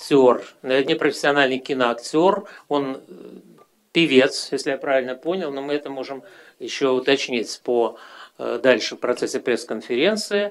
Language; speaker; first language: Russian; native; Russian